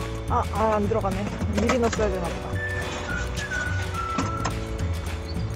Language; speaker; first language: Korean; native; Korean